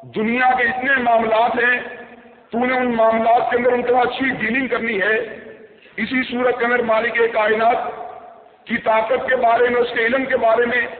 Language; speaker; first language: Urdu; non-native, local second language; Punjabi